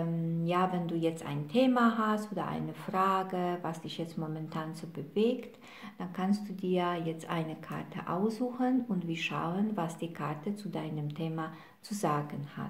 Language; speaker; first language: German; non-native, fluent; Polish